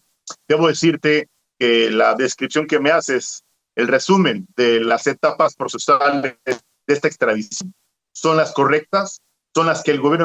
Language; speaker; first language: Spanish; native; Spanish